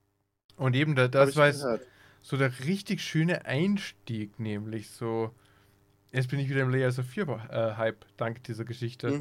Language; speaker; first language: German; native; German